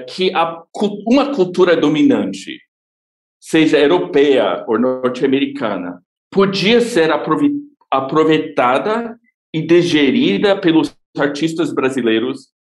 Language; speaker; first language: Portuguese; non-native, fluent; English